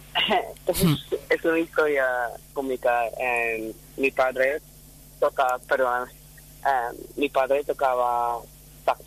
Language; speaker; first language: Spanish; non-native, fluent; English